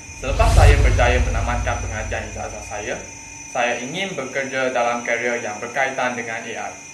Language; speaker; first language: Malay; non-native, local second language; Chinese